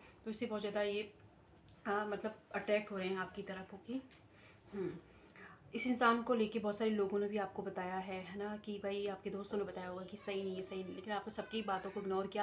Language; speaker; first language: Hindi; native; Hindi